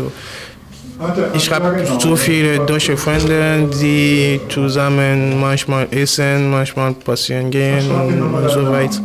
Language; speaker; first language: German; non-native, learner; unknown